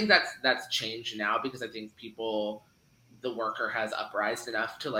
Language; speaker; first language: English; native; English